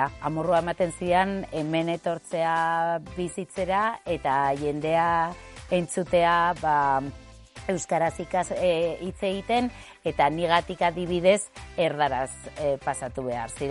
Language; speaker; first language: Basque; non-native, local second language; Spanish